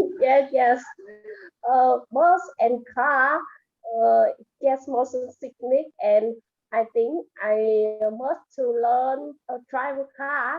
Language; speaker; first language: English; non-native, learner; Vietnamese